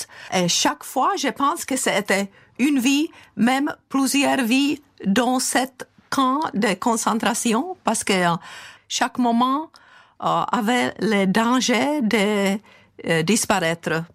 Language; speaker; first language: French; non-native, fluent; Czech